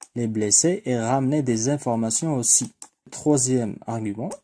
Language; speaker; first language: French; non-native, local second language; Arabic